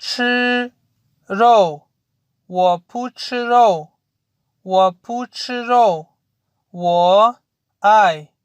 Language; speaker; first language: Chinese; non-native, fluent; Urdu